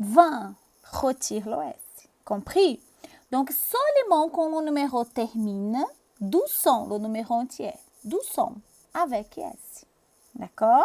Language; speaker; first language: French; non-native, fluent; Portuguese